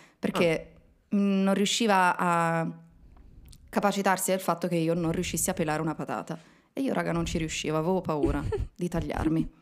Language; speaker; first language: Italian; native; Italian